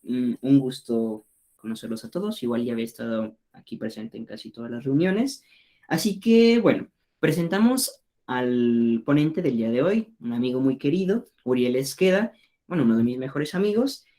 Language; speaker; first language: Spanish; native; Spanish